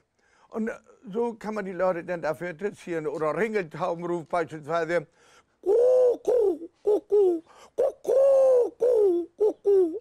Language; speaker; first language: German; native; German